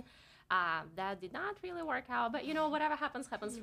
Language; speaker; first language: English; non-native, fluent; Russian